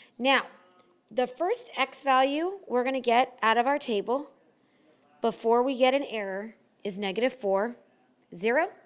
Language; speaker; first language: English; native; English